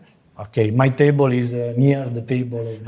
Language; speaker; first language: English; non-native, fluent; Italian